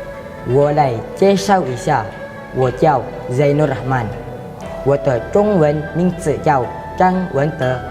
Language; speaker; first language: Chinese; non-native, learner; Indonesian